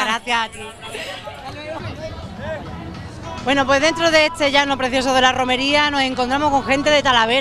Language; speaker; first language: Spanish; native; Spanish